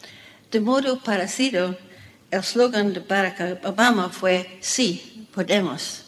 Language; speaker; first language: Spanish; non-native, fluent; English